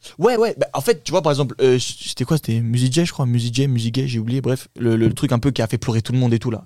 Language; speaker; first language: French; early bilingual, other home language; Turkish